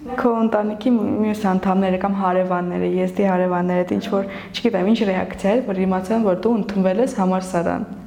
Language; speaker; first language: Armenian; native; Armenian